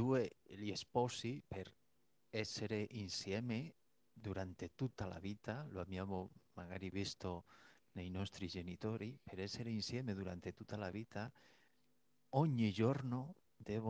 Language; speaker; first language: Italian; non-native, fluent; Spanish